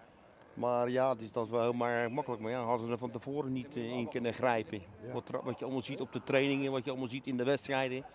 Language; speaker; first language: Dutch; native; Dutch